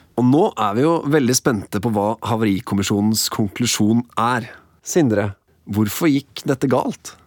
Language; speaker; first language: Norwegian; native; Norwegian